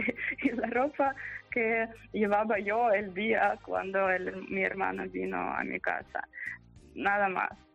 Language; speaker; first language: Spanish; non-native, fluent; Ukrainian